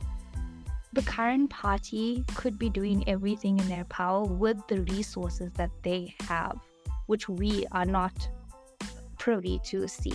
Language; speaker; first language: English; native; English